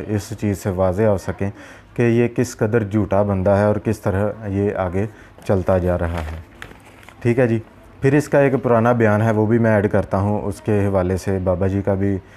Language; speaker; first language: Urdu; non-native, local second language; Punjabi